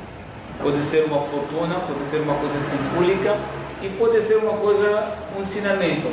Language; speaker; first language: Portuguese; non-native, fluent; Arabic